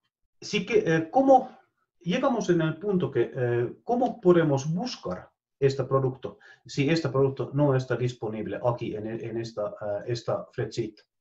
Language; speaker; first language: Spanish; non-native, fluent; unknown